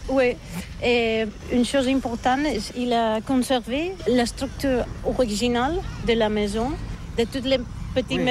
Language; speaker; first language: French; non-native, learner; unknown